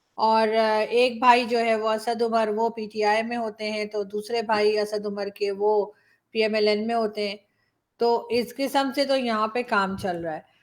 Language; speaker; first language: Urdu; native; Urdu